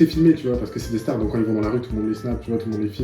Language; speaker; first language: French; native; French